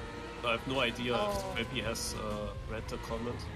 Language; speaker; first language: English; non-native, learner; German